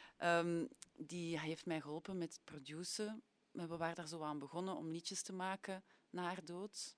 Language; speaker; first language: Dutch; native; Dutch